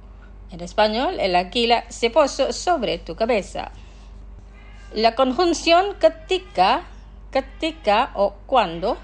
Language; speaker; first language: Spanish; non-native, fluent; Indonesian